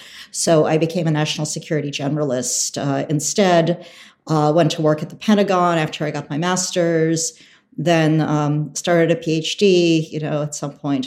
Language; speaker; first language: English; early bilingual, other home language; Russian